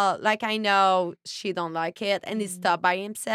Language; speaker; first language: English; native; English